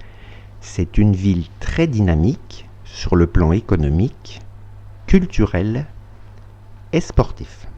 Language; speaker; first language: French; non-native, fluent; Russian